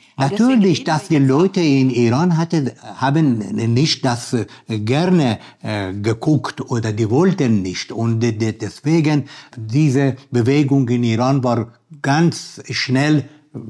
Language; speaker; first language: German; non-native, learner; Persian